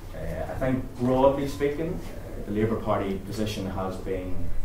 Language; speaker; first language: English; native; English